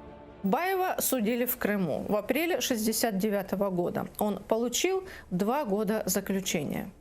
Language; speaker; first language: Russian; native; Russian